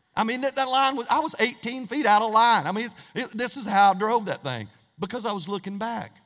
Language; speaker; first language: English; native; English